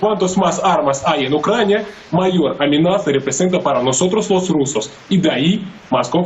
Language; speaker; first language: Spanish; non-native, fluent; Russian